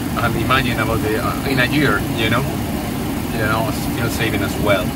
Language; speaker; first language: English; non-native, fluent; Spanish